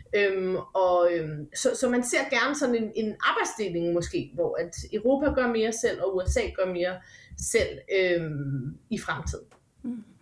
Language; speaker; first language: Danish; native; Danish